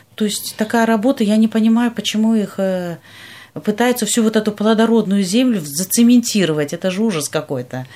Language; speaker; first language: Russian; non-native, local second language; Kyrgyz